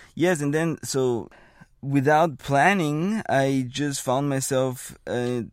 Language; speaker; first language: English; non-native, fluent; Bulgarian